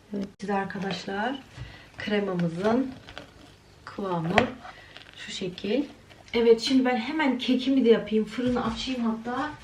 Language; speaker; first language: Turkish; early bilingual, heritage; Turkish